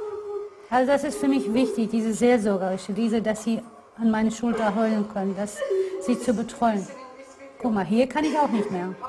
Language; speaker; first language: German; non-native, fluent; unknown